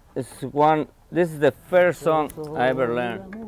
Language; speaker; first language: English; non-native, fluent; Spanish